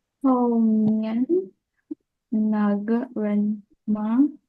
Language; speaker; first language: Chinese; non-native, learner; Indonesian